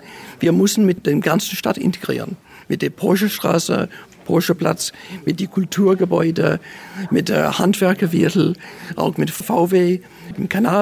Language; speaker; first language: German; non-native, fluent; Danish